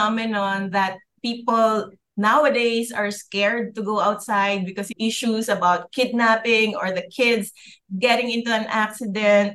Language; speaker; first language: English; non-native, local second language; Filipino